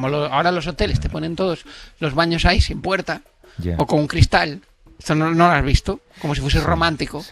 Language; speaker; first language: Spanish; native; Spanish